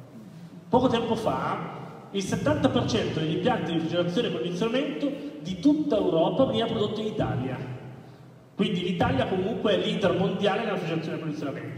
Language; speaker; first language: Italian; native; Italian